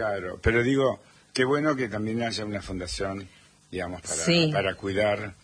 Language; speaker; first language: Spanish; native; Spanish